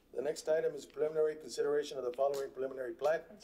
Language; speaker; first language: English; early bilingual, other home language; Spanish